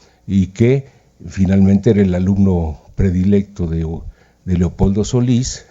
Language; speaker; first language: Spanish; native; Spanish